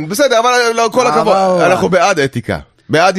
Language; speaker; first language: Hebrew; native; Hebrew